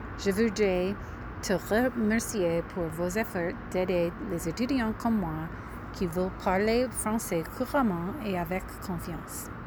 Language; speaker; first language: French; non-native, learner; English